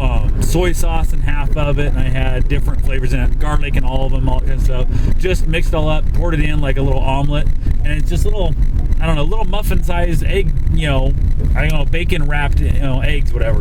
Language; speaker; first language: English; native; English